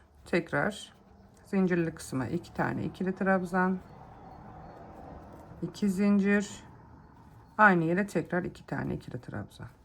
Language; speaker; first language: Turkish; native; Turkish